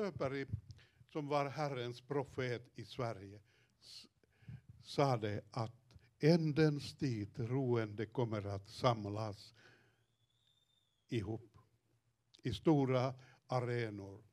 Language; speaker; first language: Swedish; non-native, fluent; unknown